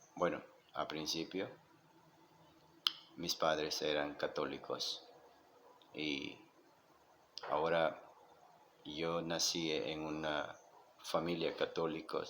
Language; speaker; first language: Spanish; non-native, local second language; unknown